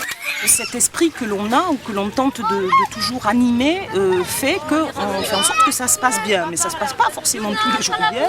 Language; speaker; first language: French; native; French